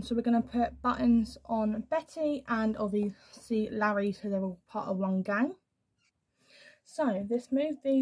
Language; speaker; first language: English; native; English